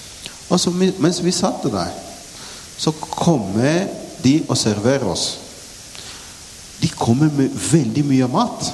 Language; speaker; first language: Norwegian; non-native, fluent; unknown